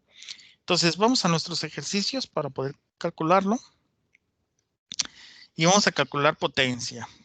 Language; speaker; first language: Spanish; native; Spanish